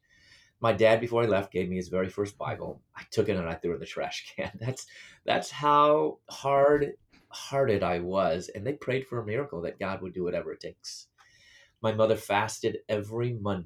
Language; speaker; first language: English; native; English